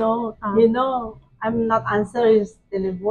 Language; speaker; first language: English; non-native, learner; Indonesian